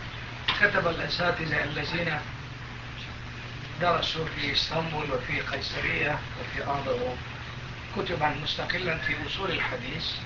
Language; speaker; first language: Arabic; non-native, fluent; Turkish